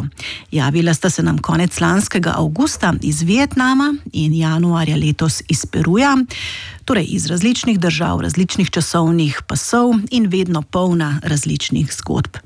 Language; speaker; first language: Slovenian; native; Slovenian